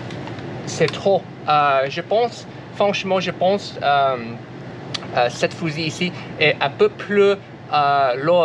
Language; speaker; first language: French; non-native, learner; English